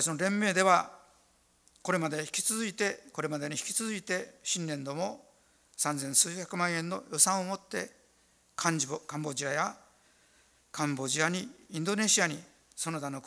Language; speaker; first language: Japanese; native; Japanese